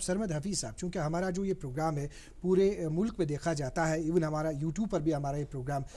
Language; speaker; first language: Hindi; non-native, local second language; Kashmiri